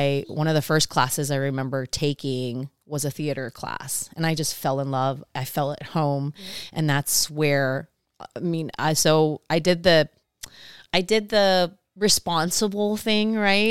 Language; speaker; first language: English; non-native, fluent; Samoan